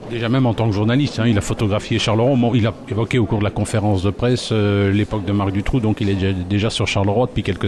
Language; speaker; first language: French; native; French